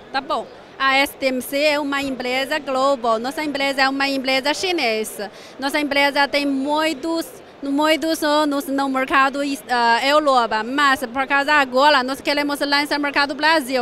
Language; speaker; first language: Portuguese; non-native, learner; Chinese